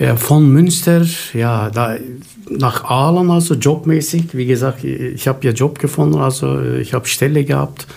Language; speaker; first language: German; non-native, fluent; Turkish